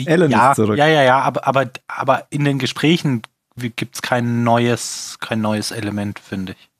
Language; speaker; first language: German; native; German